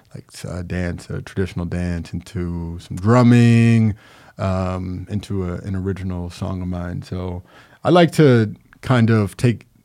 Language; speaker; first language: English; native; English